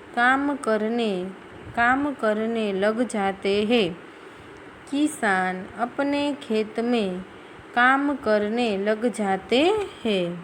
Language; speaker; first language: Hindi; non-native, local second language; Gujarati